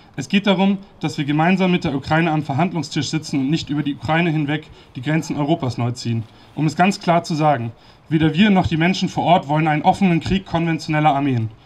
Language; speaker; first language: German; native; German